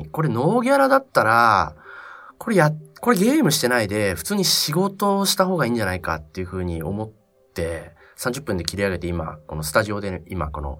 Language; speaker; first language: Japanese; native; Japanese